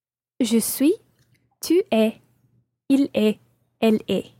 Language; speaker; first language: French; non-native, learner; English